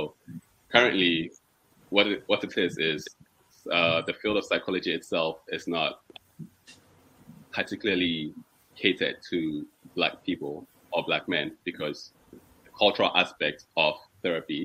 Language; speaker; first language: English; non-native, local second language; Akan